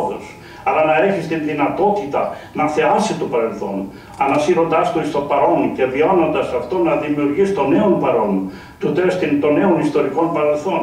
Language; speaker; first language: Greek; native; Greek